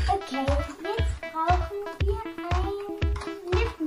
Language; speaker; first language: German; early bilingual, other home language; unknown